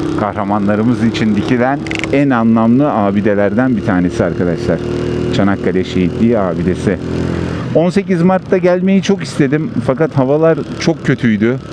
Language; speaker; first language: Turkish; early bilingual, heritage; Turkish